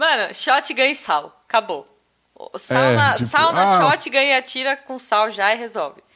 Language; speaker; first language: Portuguese; native; Portuguese